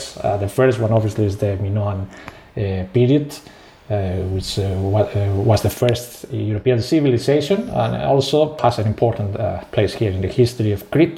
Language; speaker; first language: English; non-native, fluent; Spanish